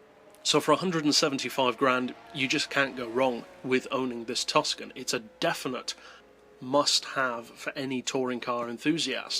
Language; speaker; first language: English; native; English